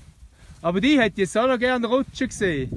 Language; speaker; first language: German; native; German